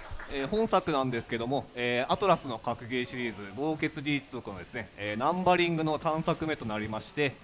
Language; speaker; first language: Japanese; native; Japanese